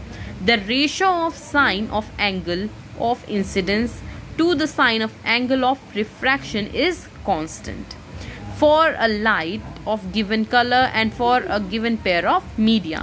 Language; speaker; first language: English; non-native, local second language; Hindi